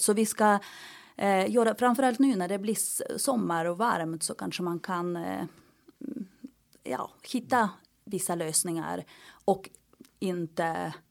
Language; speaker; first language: Swedish; non-native, fluent; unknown